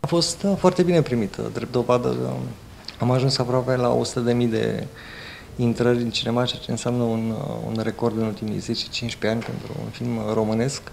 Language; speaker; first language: Romanian; early bilingual, heritage; Romanian